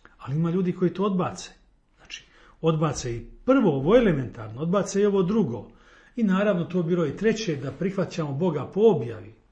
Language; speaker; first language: Croatian; native; Croatian